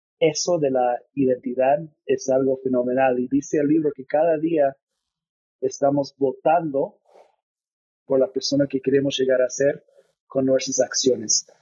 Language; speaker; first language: Spanish; non-native, fluent; English